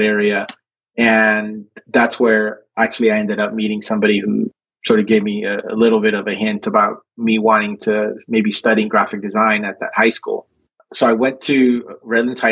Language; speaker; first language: English; early bilingual, other home language; Spanish